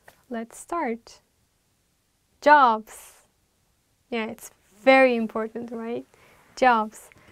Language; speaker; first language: English; non-native, fluent; Turkish